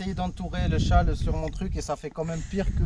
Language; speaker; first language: French; native; French